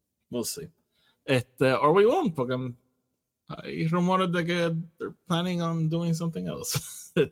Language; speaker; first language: English; non-native, local second language; Spanish